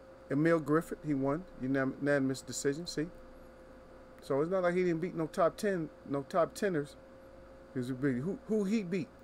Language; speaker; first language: English; native; English